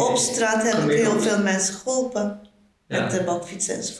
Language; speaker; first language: Dutch; non-native, learner; Turkish